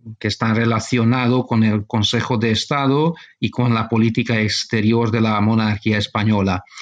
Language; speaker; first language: Spanish; non-native, fluent; Hungarian